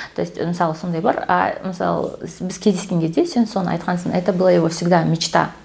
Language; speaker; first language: Russian; non-native, local second language; Kazakh